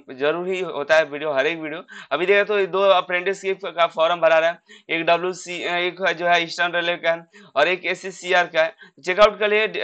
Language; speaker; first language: Hindi; native; Hindi